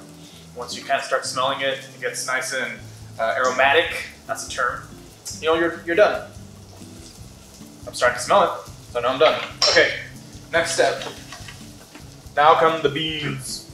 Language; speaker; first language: English; native; English